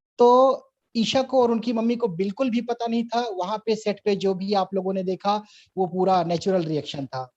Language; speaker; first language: Hindi; native; Hindi